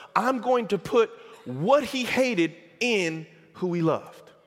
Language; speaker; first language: English; native; English